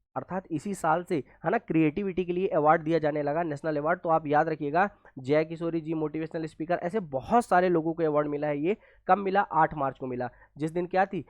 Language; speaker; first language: Hindi; native; Hindi